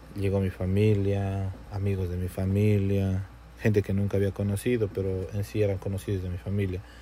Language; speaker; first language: Spanish; native; Spanish